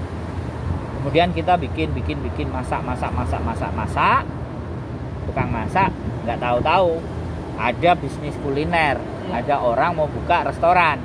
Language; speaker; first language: Indonesian; non-native, local second language; Javanese